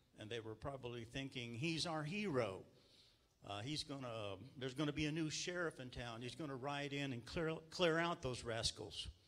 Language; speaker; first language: English; native; English